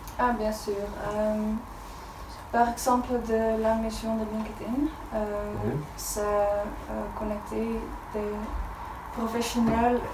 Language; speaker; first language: French; non-native, learner; Dutch